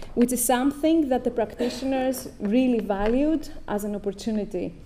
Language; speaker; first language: English; non-native, fluent; Greek